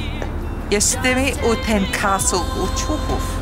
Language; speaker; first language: Polish; non-native, learner; English